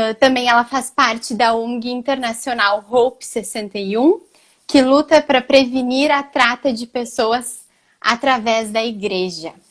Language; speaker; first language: Portuguese; native; Portuguese